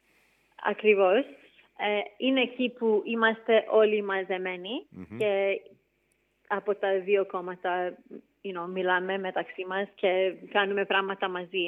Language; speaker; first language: Greek; early bilingual, heritage; Greek